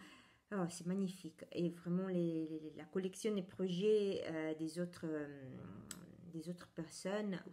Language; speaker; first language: French; non-native, fluent; Italian